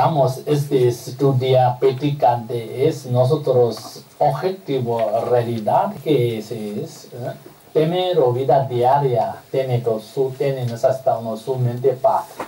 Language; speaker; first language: Spanish; non-native, learner; Tibetan